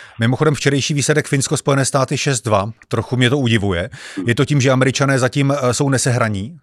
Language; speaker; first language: Czech; native; Czech